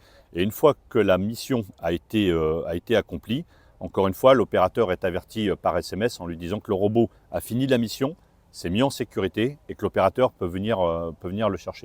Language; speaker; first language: French; native; French